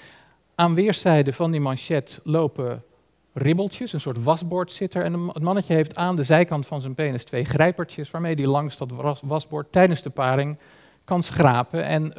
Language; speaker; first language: Dutch; native; Dutch